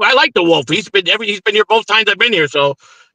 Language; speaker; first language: English; native; English